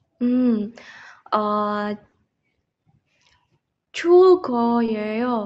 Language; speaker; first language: Korean; non-native, learner; Indonesian